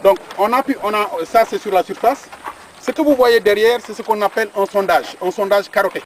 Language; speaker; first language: French; non-native, local second language; Wolof